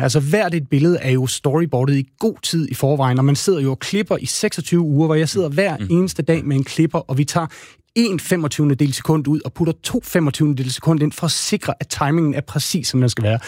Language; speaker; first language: Danish; native; Danish